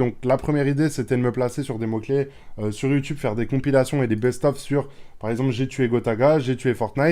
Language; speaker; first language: French; native; French